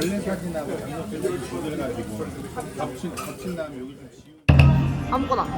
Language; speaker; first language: Korean; native; Korean